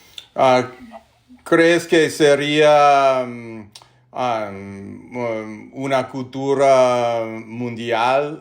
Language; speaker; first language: Spanish; non-native, learner; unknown